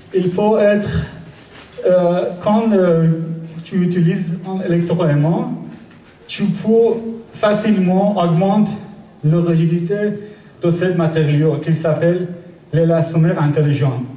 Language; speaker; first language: French; non-native, learner; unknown